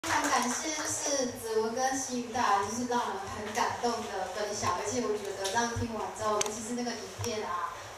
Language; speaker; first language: Chinese; native; Chinese